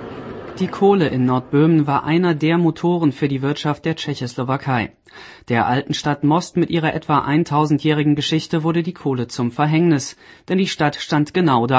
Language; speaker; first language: German; native; German